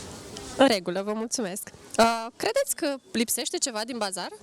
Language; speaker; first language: Romanian; native; Romanian